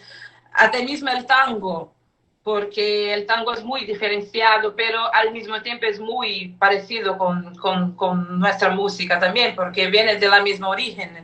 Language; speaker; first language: Spanish; non-native, fluent; Portuguese